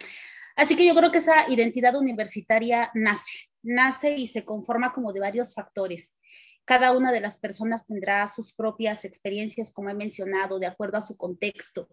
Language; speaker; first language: Spanish; native; Spanish